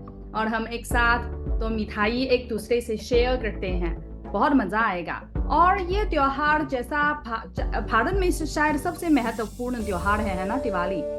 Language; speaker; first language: Hindi; non-native, fluent; Chinese